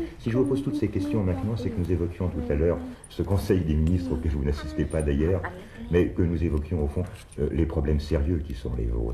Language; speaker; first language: French; native; French